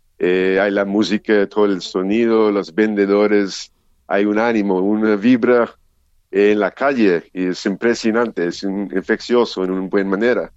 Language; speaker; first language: Spanish; non-native, learner; English